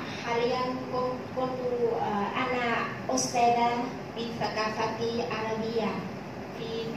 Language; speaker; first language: Arabic; non-native, fluent; Vietnamese